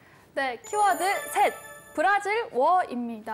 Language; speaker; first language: Korean; native; Korean